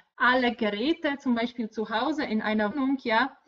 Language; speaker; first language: German; non-native, fluent; Polish